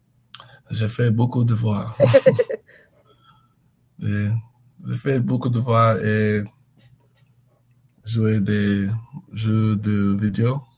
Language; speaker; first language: French; non-native, learner; English